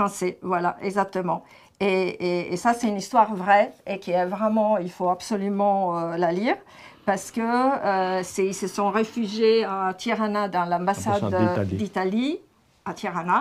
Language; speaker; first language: French; non-native, fluent; Italian